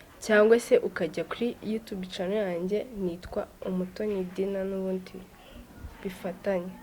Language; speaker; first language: Kinyarwanda; native; Kinyarwanda